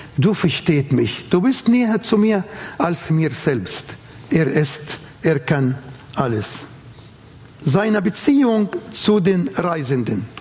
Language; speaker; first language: German; non-native, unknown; Arabic